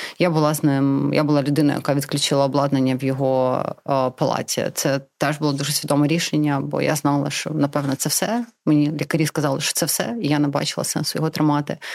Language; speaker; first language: Ukrainian; non-native, local second language; Russian